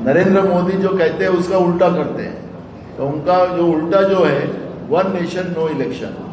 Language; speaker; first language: Hindi; non-native, local second language; Marathi